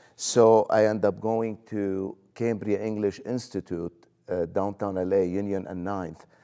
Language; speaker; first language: English; non-native, fluent; Arabic